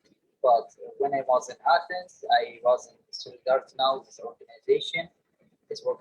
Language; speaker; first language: English; non-native, learner; Arabic